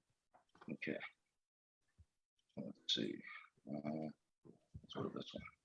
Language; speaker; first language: English; native; English